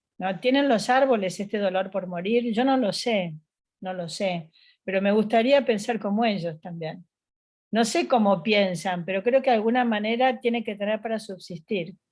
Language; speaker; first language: Spanish; native; Spanish